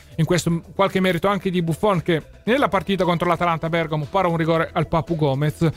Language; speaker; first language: Italian; native; Italian